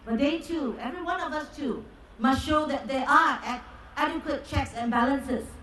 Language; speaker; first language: English; non-native, local second language; Chinese